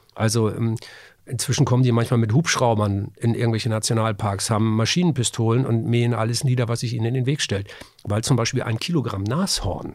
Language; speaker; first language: German; native; German